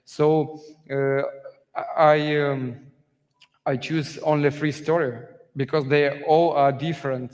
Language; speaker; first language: English; non-native, learner; Ukrainian